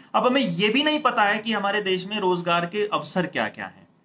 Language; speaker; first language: Hindi; native; Hindi